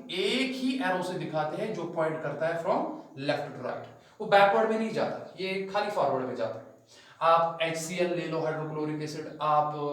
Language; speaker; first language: Hindi; non-native, local second language; Kashmiri